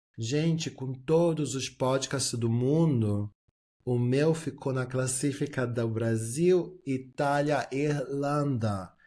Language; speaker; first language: Portuguese; early bilingual, heritage; Portuguese